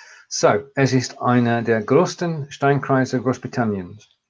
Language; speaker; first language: German; non-native, learner; English